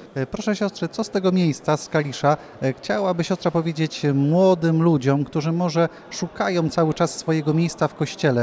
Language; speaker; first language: Polish; native; Polish